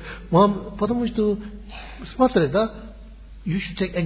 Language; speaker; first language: Russian; non-native, learner; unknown